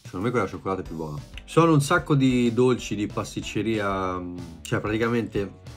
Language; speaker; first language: Italian; native; Italian